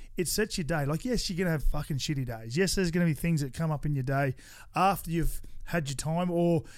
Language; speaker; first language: English; native; English